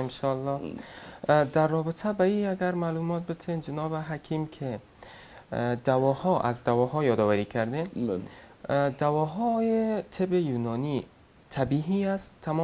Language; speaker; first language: Persian; native; Persian